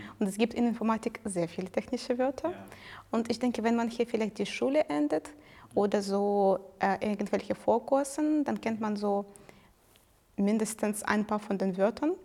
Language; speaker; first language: German; non-native, fluent; Ukrainian